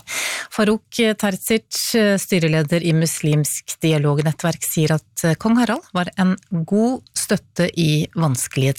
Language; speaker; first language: Norwegian; native; Norwegian